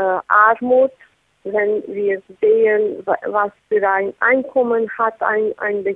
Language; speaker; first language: German; non-native, fluent; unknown